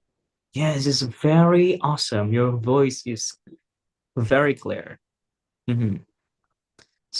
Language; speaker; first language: English; non-native, fluent; Indonesian